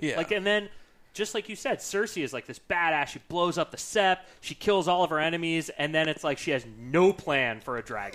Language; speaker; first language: English; native; English